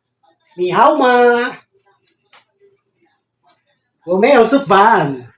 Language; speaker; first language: Chinese; non-native, learner; Filipino